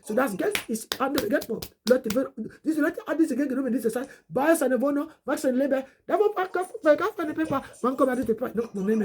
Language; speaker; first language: German; non-native, learner; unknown